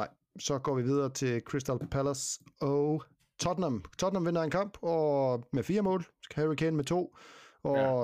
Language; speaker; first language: Danish; native; Danish